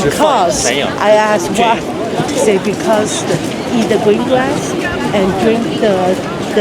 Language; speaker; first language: English; non-native, learner; Chinese